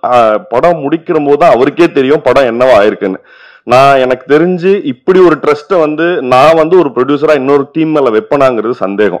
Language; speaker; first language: Tamil; native; Tamil